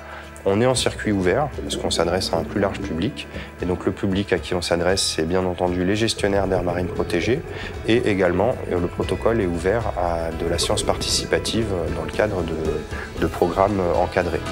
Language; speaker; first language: French; native; French